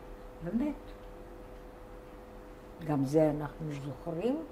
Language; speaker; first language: Hebrew; non-native, fluent; Bulgarian